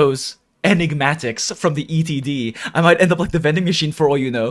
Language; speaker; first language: English; native; English